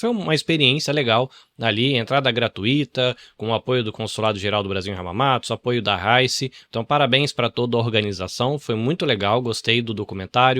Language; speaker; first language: Portuguese; native; Portuguese